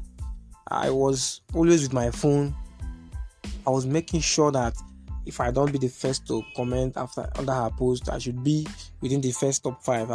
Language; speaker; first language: English; non-native, local second language; Igbo